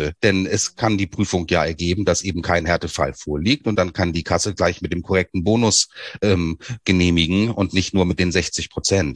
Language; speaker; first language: German; native; German